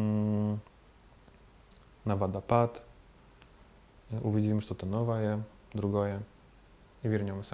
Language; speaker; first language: Russian; non-native, fluent; Polish